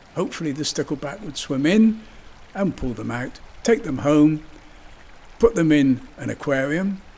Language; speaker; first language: English; native; English